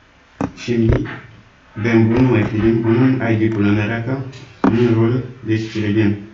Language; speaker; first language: Turkish; non-native, learner; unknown